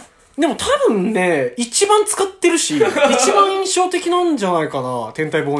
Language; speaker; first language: Japanese; native; Japanese